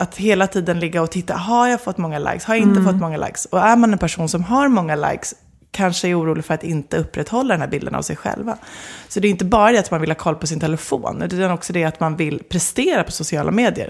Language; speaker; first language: Swedish; native; Swedish